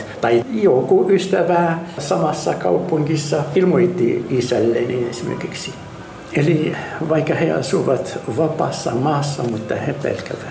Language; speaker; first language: Finnish; non-native, learner; Arabic